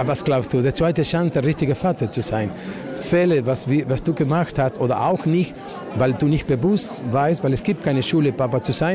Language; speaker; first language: German; non-native, fluent; Spanish